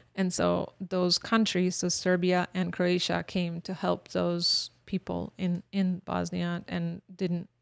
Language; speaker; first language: English; early bilingual, other home language; Bosnian